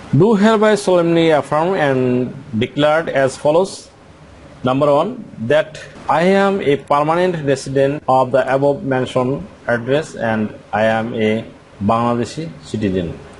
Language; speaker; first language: English; non-native, local second language; Bangla